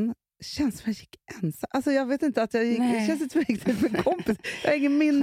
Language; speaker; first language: Swedish; native; Swedish